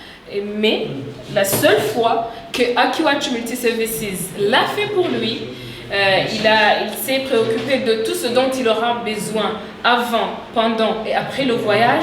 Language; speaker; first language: French; non-native, local second language; Rundi